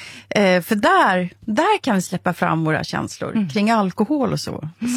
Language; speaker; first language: Swedish; native; Swedish